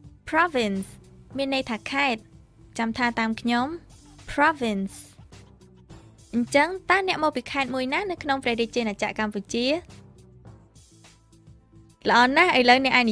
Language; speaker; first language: Khmer; native; Khmer